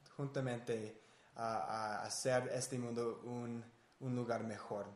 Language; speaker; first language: Spanish; non-native, fluent; English